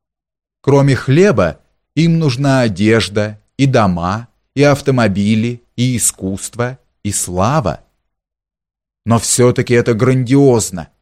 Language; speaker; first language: Russian; native; Russian